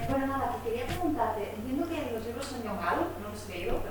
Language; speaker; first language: Spanish; native; Spanish